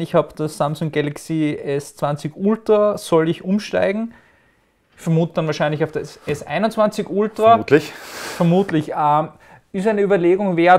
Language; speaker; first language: German; native; German